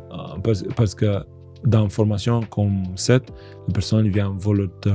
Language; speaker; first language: French; non-native, fluent; Romanian